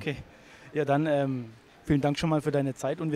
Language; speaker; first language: German; native; German